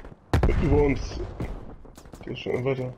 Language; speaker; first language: German; native; German